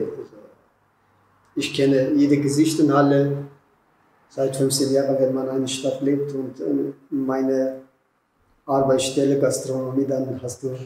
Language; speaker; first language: German; non-native, fluent; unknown